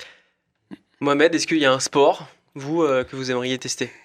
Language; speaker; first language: French; native; French